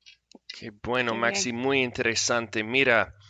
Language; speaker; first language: Spanish; non-native, fluent; English